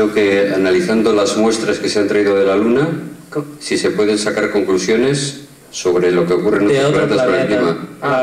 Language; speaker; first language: Spanish; native; Spanish